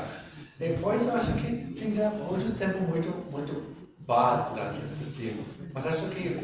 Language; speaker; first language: Portuguese; non-native, learner; German